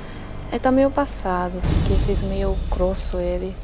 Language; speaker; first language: Portuguese; non-native, learner; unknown